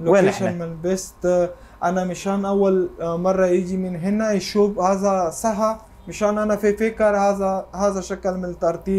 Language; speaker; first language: Arabic; non-native, learner; Urdu